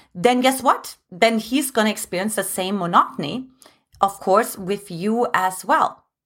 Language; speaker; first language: English; non-native, fluent; German